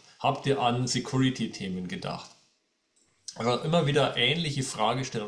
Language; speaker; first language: German; native; German